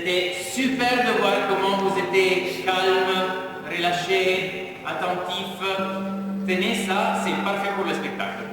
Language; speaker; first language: French; non-native, fluent; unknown